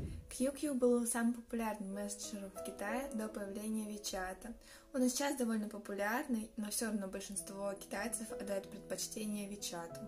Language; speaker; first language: Russian; native; Russian